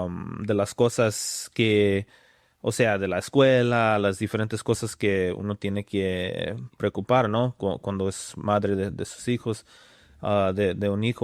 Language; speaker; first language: Spanish; early bilingual, other home language; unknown